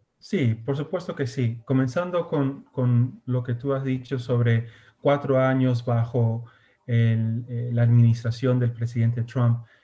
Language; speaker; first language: Spanish; early bilingual, heritage; Spanish